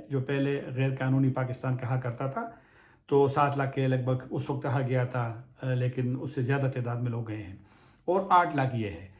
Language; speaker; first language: Urdu; non-native, local second language; Pashto